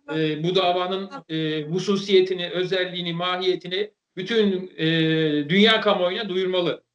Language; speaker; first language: Turkish; native; Turkish